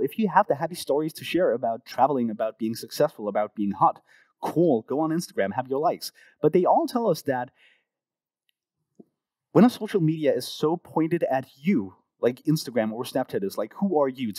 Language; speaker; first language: English; non-native, fluent; Danish